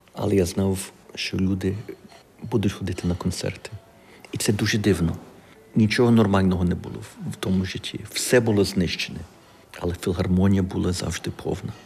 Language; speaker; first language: Ukrainian; early bilingual, heritage; Ukrainian